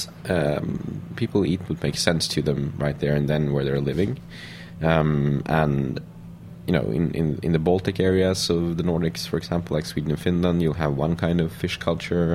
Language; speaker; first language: English; non-native, fluent; Swedish